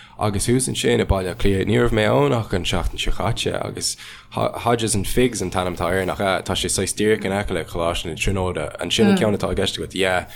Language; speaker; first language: Irish; non-native, local second language; English